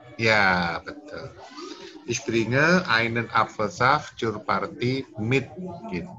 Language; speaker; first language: German; non-native, fluent; Indonesian